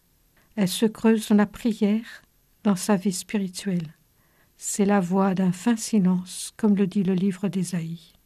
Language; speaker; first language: French; native; French